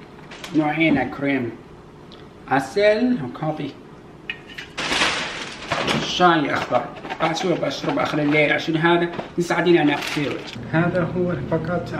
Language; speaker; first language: Arabic; non-native, learner; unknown